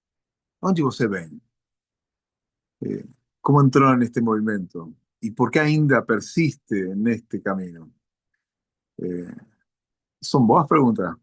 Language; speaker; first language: Portuguese; non-native, learner; Spanish